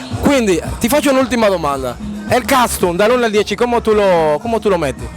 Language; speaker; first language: Italian; non-native, fluent; Spanish